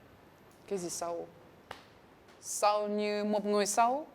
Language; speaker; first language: Vietnamese; non-native, learner; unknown